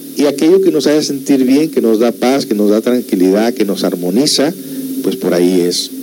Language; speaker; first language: Spanish; early bilingual, heritage; Spanish